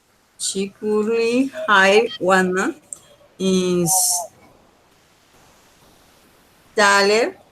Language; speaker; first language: English; non-native, learner; Spanish